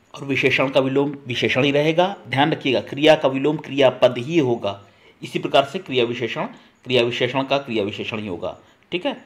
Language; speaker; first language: Hindi; native; Hindi